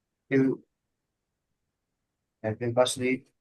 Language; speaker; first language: Arabic; non-native, learner; Bangla